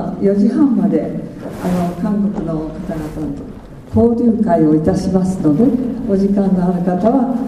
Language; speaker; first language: Japanese; native; Japanese